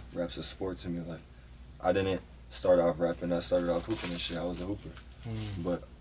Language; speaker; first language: English; native; English